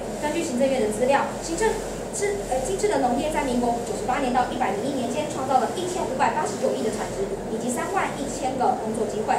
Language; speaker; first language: Chinese; native; Chinese